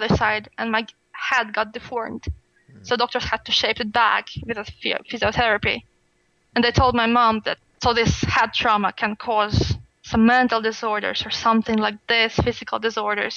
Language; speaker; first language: English; non-native, fluent; Russian